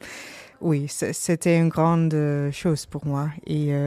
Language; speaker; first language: French; non-native, learner; Dutch